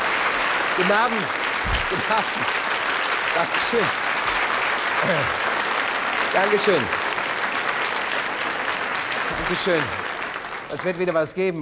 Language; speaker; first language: German; native; German